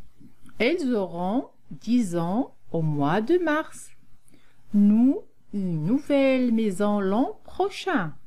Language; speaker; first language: French; non-native, local second language; Arabic